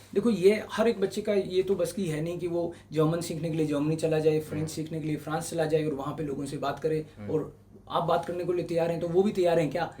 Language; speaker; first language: Hindi; non-native, local second language; Marwari